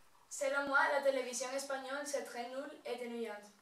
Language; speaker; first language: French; non-native, learner; Spanish